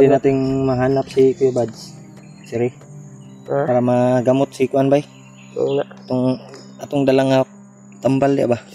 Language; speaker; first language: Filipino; non-native, local second language; Cebuano